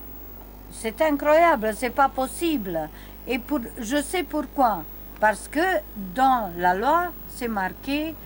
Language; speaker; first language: French; non-native, learner; Romanian